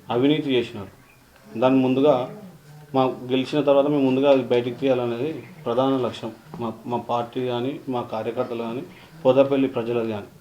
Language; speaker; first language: Telugu; native; Telugu